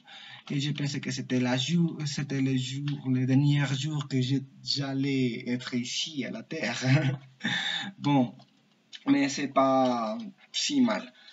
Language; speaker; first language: French; non-native, learner; Spanish